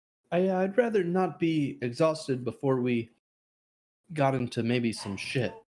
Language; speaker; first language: English; native; English